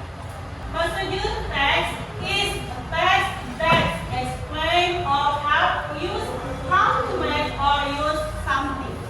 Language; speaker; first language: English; non-native, learner; Indonesian